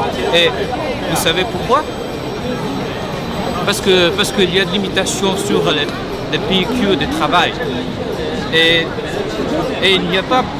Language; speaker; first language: French; non-native, fluent; Chinese